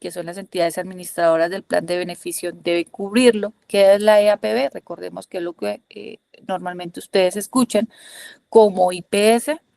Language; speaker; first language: Spanish; native; Spanish